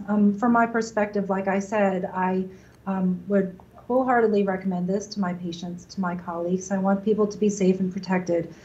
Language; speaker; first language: English; native; English